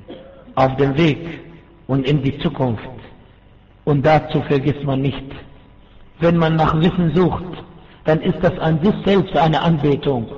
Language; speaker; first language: German; non-native, fluent; Arabic